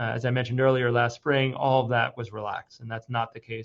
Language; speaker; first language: English; native; English